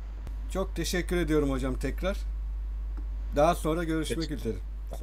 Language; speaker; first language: Turkish; native; Turkish